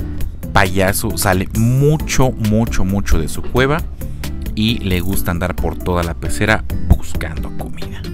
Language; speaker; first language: Spanish; native; Spanish